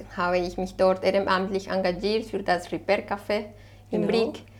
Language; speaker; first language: German; non-native, fluent; Spanish